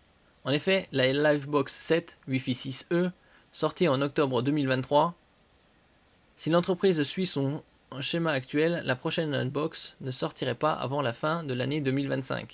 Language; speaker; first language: French; native; French